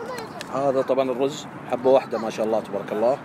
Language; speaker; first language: Arabic; native; Arabic